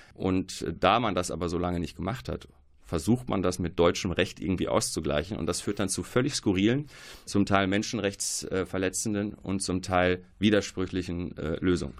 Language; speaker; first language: German; early bilingual, other home language; Arabic